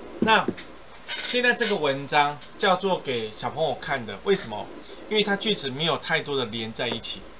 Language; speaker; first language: Chinese; native; Chinese